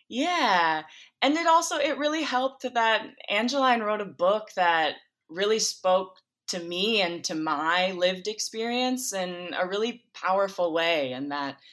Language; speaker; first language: English; native; English